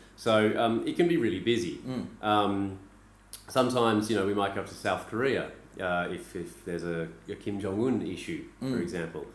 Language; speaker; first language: English; native; English